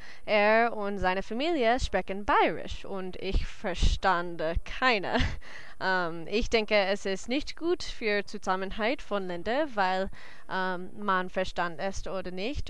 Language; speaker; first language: German; non-native, learner; English